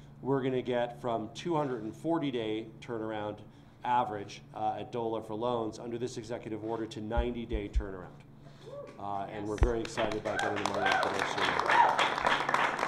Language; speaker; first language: English; native; English